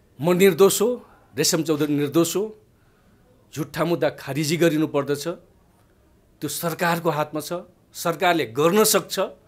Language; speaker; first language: Nepali; non-native, local second language; Dangaura Tharu